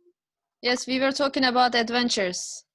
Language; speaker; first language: English; non-native, fluent; Turkish